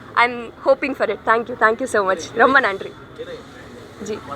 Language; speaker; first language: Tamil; non-native, learner; Telugu